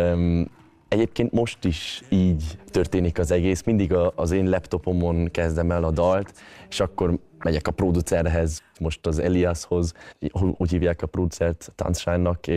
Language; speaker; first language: Hungarian; early bilingual, heritage; Hungarian